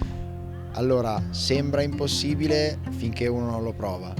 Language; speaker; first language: Italian; native; Italian